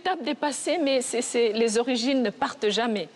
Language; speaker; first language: French; non-native, local second language; Kinyarwanda